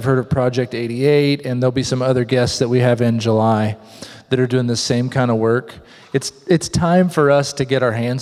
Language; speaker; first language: English; native; English